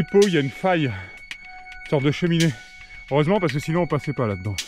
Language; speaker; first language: French; native; French